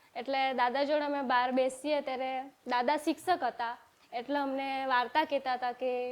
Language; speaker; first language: Gujarati; non-native, local second language; Gamit